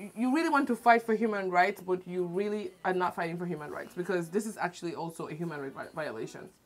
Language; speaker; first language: English; non-native, local second language; Wolof